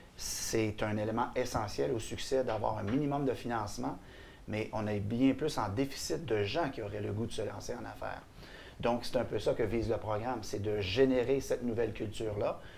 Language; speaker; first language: French; native; French